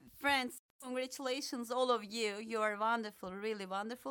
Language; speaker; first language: English; non-native, fluent; Turkish